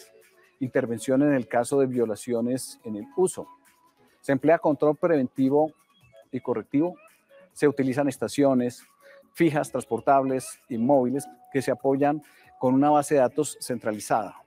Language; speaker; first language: Spanish; native; Spanish